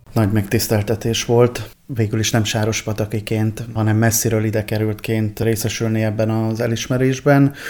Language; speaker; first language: Hungarian; native; Hungarian